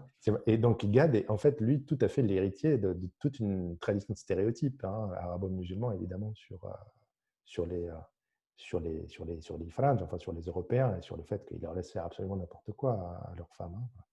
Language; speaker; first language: French; native; French